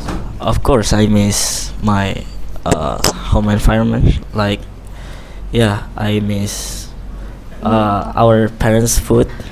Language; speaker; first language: English; non-native, learner; Indonesian